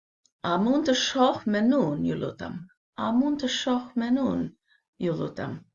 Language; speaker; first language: Albanian; non-native, learner; English